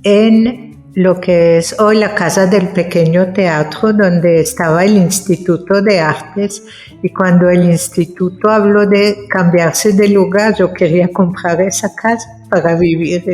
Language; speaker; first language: Spanish; non-native, fluent; French